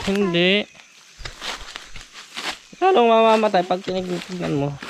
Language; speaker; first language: Filipino; non-native, local second language; Iloko